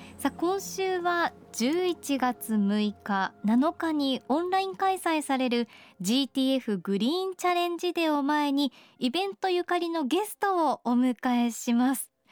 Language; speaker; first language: Japanese; native; Japanese